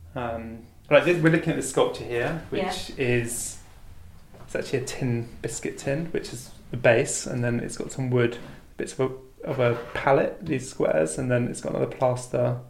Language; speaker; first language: English; native; English